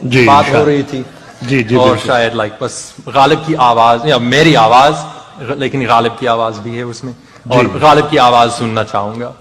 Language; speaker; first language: Urdu; non-native, fluent; English